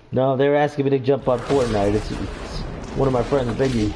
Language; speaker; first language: English; native; English